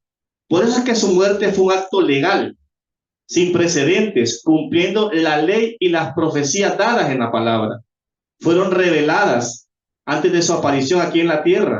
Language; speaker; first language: Spanish; native; Spanish